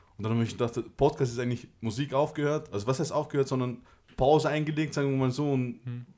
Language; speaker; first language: German; early bilingual, other home language; Albanian